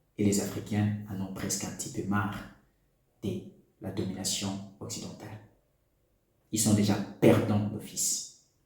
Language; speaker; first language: French; non-native, local second language; Lingala